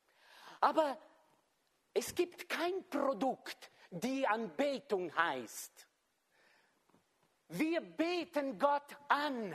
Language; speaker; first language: German; non-native, fluent; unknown